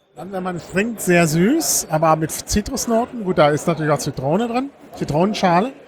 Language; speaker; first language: German; native; German